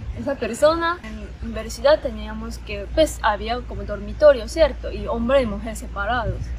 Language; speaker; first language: Spanish; non-native, learner; Japanese